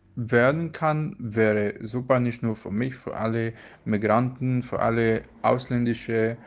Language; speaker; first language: German; non-native, fluent; Arabic